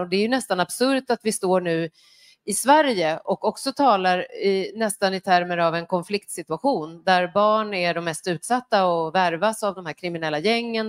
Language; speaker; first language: Swedish; native; Swedish